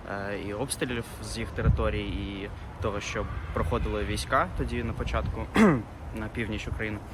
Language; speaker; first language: Ukrainian; native; Ukrainian